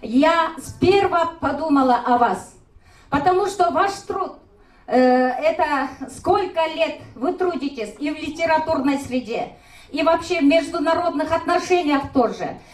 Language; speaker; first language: Russian; non-native, local second language; Kyrgyz